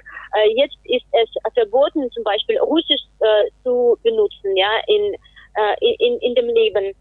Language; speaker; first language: German; non-native, fluent; Russian